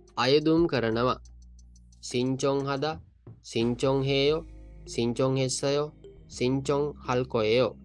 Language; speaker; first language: Korean; non-native, learner; Sinhala